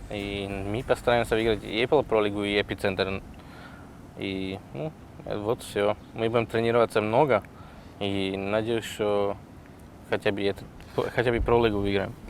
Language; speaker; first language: Russian; non-native, fluent; Slovak